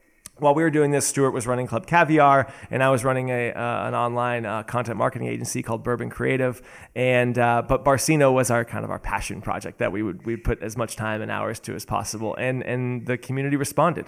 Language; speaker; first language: English; native; English